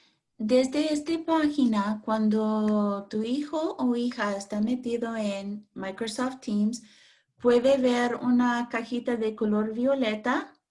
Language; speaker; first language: Spanish; non-native, fluent; English